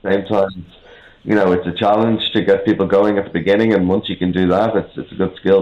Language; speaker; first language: English; native; English